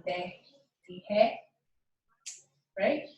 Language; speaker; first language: Spanish; non-native, learner; English